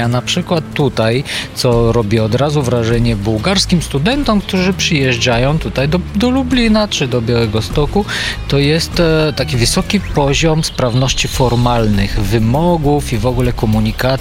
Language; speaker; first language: Polish; non-native, fluent; Bulgarian